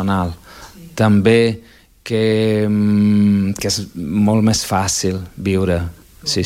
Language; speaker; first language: Catalan; non-native, fluent; Portuguese